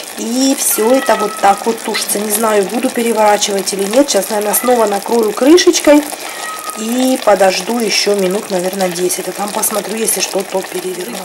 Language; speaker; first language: Russian; native; Russian